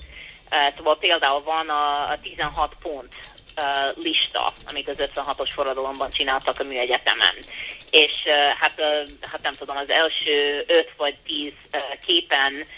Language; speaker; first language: Hungarian; early bilingual, heritage; Hungarian